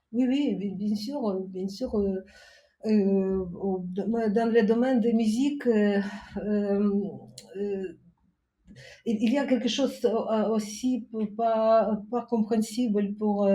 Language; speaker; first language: French; non-native, fluent; Ukrainian